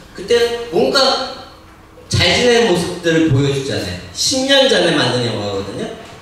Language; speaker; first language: Korean; native; Korean